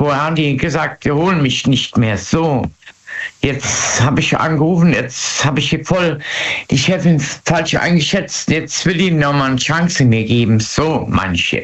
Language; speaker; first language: German; native; German